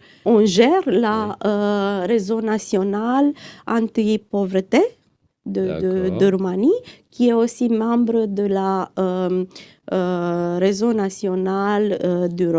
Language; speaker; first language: French; non-native, fluent; Romanian